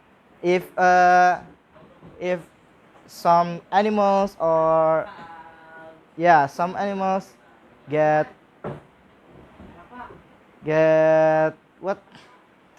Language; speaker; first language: English; non-native, learner; Indonesian